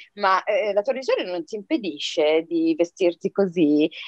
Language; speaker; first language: Italian; early bilingual, other home language; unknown